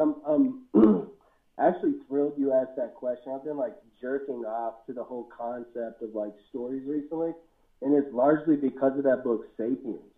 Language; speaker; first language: English; native; English